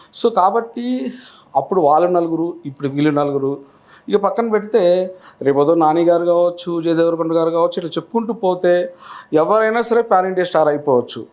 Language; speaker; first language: Telugu; native; Telugu